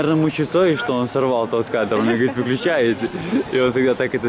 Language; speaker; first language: Russian; native; Russian